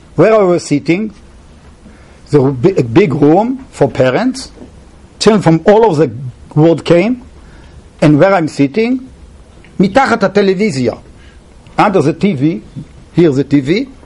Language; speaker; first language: English; non-native, fluent; Hebrew